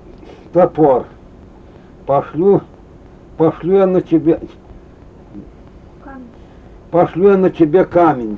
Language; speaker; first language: Russian; native; Russian